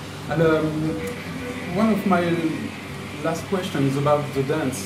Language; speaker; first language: English; non-native, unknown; French